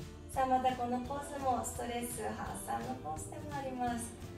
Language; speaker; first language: Japanese; native; Japanese